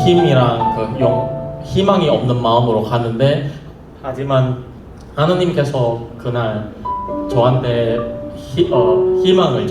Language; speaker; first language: Korean; non-native, fluent; Indonesian